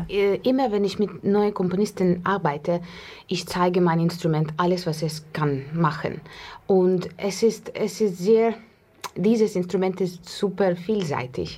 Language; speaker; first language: German; non-native, learner; Russian